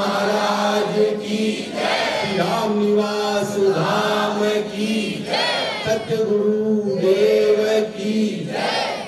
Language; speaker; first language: Hindi; native; Hindi